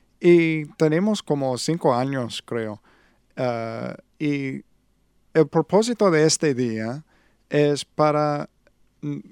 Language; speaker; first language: Spanish; non-native, learner; English